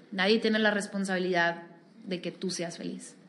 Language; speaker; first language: Spanish; native; Spanish